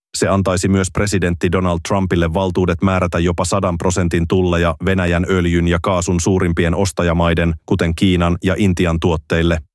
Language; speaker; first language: Finnish; native; Finnish